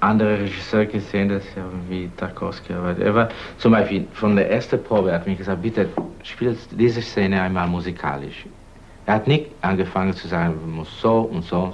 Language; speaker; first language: German; non-native, learner; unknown